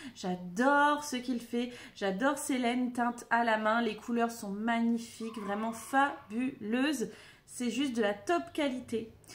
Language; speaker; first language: French; native; French